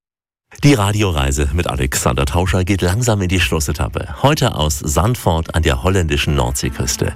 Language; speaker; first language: German; native; German